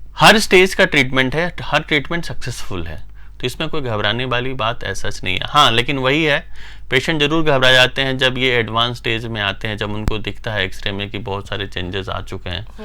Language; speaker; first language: Hindi; native; Hindi